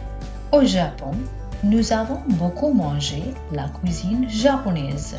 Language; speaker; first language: French; non-native, learner; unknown